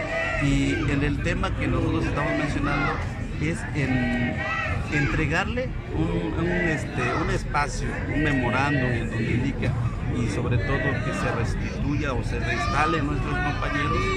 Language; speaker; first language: Spanish; native; Spanish